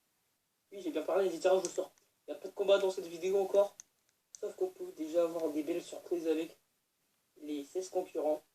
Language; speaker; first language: French; native; French